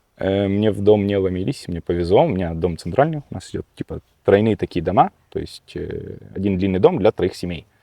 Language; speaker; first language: Russian; early bilingual, heritage; Russian